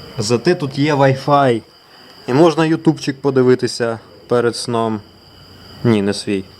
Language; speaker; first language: Ukrainian; non-native, local second language; Russian